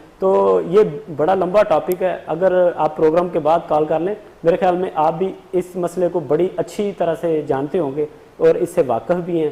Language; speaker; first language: Urdu; non-native, local second language; Punjabi